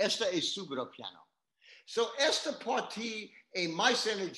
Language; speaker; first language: Spanish; non-native, learner; English